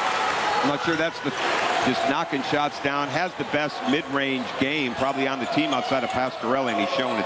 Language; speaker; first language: English; native; English